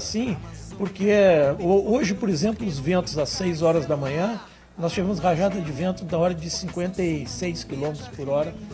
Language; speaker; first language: Portuguese; native; Portuguese